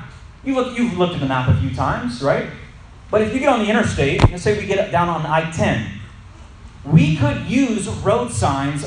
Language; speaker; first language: English; native; English